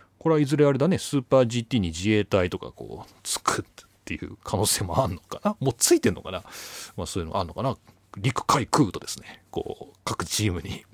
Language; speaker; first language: Japanese; native; Japanese